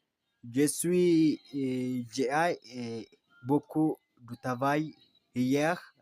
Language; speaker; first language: French; non-native, learner; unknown